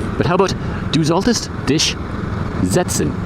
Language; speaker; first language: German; non-native, fluent; English